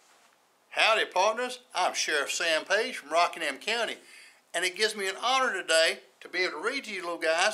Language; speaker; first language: English; native; English